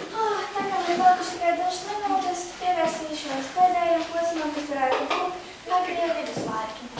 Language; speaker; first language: Latvian; native; Latvian